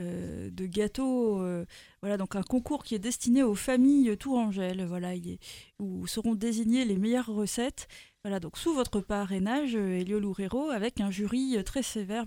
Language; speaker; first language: French; native; French